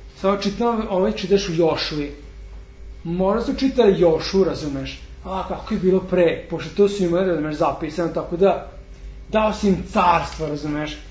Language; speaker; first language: Serbian; non-native, fluent; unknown